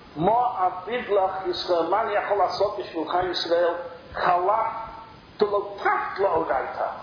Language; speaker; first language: Hebrew; non-native, fluent; English